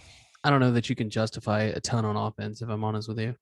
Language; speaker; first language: English; native; English